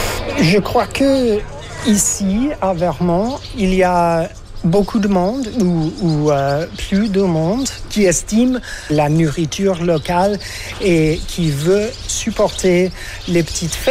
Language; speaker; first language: French; non-native, fluent; English